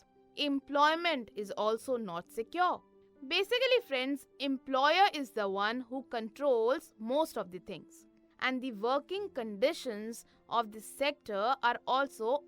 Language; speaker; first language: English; non-native, local second language; Hindi